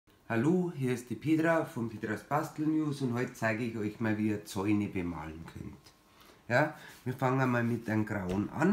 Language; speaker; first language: German; native; German